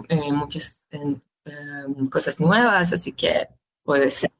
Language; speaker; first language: Spanish; non-native, learner; Hebrew